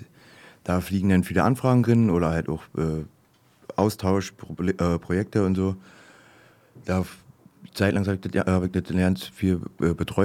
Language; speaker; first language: German; native; German